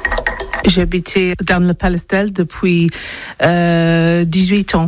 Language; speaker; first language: French; non-native, learner; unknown